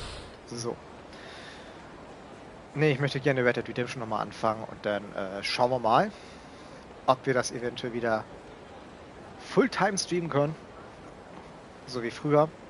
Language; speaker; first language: German; native; German